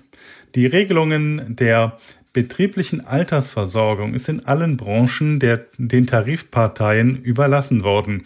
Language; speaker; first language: German; native; German